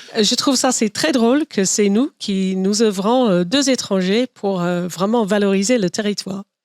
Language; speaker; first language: French; non-native, fluent; English